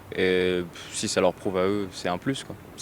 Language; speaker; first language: French; native; French